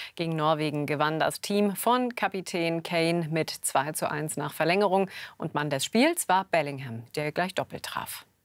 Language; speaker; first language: German; native; German